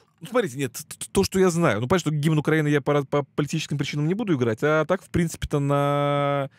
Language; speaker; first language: Russian; native; Russian